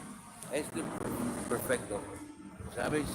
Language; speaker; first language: Spanish; non-native, learner; English